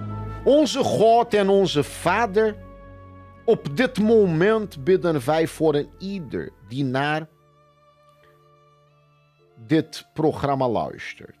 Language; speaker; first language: Dutch; non-native, fluent; Portuguese